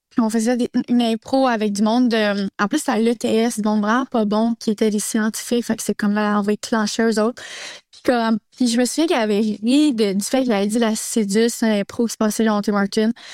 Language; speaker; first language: French; native; French